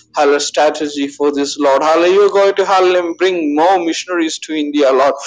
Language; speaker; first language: English; non-native, local second language; Malayalam